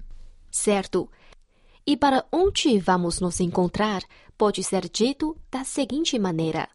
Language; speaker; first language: Portuguese; non-native, fluent; Chinese